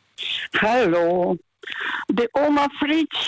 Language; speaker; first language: German; non-native, fluent; Russian